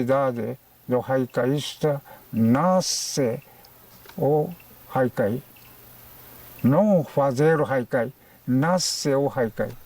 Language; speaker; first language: Portuguese; non-native, fluent; Japanese